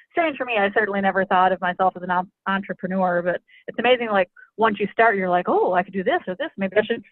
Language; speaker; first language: English; native; English